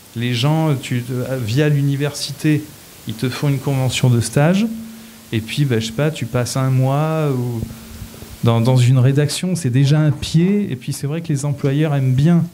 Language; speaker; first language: French; native; French